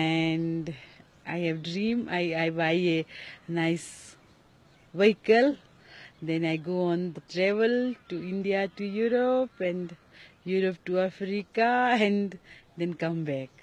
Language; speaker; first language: English; non-native, local second language; Hindi